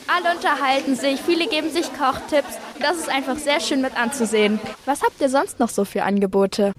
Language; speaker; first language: German; native; German